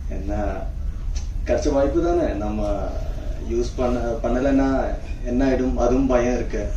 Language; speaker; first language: Tamil; non-native, learner; Malayalam